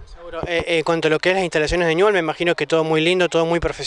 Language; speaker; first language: Spanish; native; Spanish